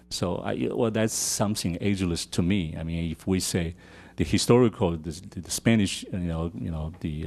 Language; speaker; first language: English; non-native, fluent; Chinese